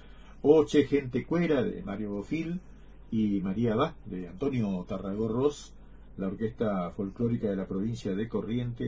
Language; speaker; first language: Spanish; native; Spanish